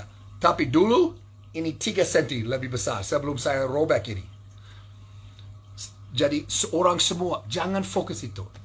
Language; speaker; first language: Indonesian; non-native, learner; English